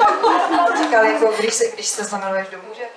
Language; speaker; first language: Czech; native; Czech